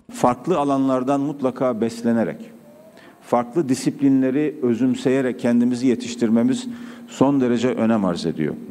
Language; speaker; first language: Turkish; native; Turkish